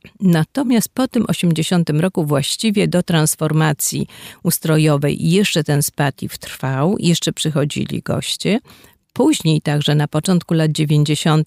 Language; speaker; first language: Polish; native; Polish